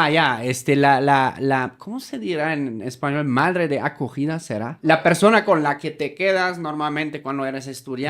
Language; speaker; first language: Spanish; non-native, fluent; German